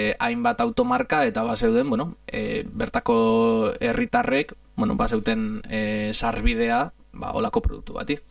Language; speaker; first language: Basque; native; Basque